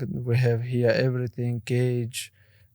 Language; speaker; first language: English; non-native, learner; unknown